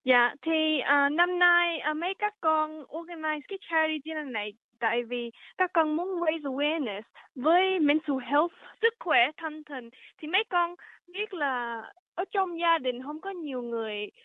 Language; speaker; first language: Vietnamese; early bilingual, heritage; Vietnamese